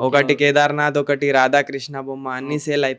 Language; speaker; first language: Telugu; non-native, local second language; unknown